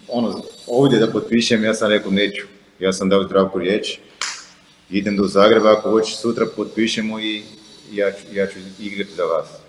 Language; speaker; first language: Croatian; non-native, fluent; Portuguese